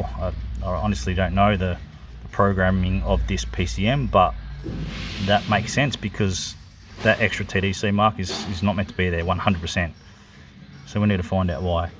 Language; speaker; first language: English; native; English